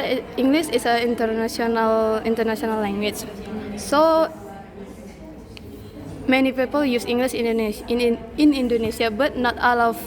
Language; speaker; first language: English; non-native, learner; Indonesian